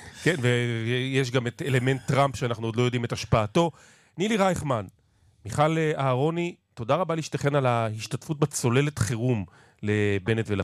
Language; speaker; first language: Hebrew; native; Hebrew